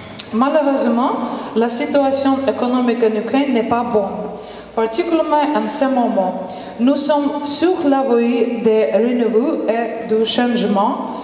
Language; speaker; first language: French; non-native, fluent; Ukrainian